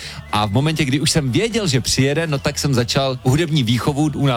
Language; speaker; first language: Czech; native; Czech